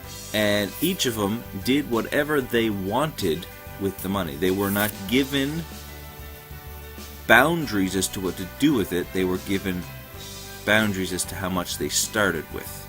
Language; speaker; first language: English; native; English